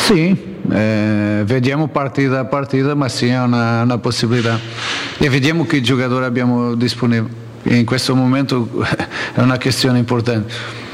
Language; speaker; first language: Italian; non-native, learner; Portuguese